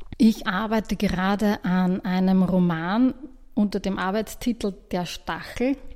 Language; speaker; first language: German; native; German